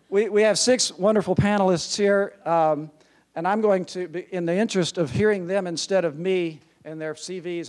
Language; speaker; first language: English; native; English